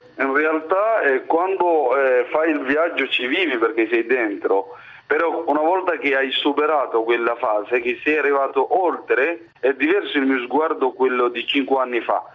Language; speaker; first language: Italian; non-native, fluent; Somali